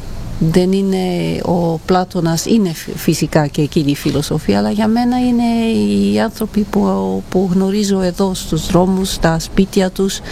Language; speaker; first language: Greek; non-native, fluent; Italian